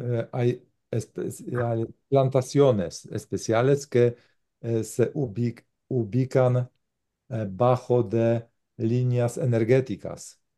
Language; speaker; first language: Spanish; non-native, learner; Polish